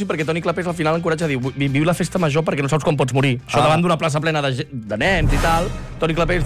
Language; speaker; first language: Catalan; native; Catalan